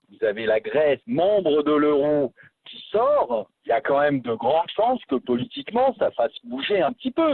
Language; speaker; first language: French; native; French